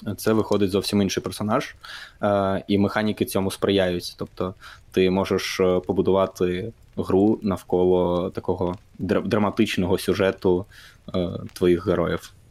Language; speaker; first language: Ukrainian; non-native, local second language; Russian